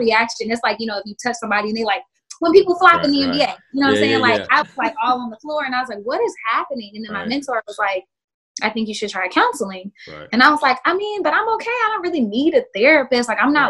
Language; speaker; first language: English; native; English